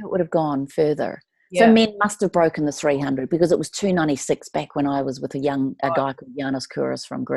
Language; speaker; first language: English; native; English